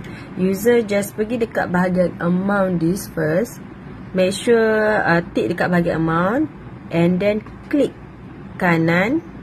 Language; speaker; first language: Malay; native; Malay